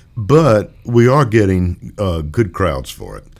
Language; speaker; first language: English; native; English